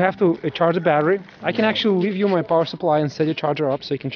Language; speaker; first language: English; native; English